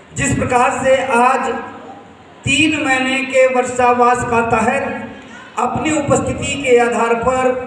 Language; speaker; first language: Hindi; native; Hindi